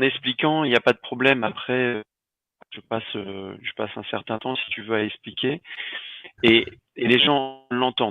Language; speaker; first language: French; native; French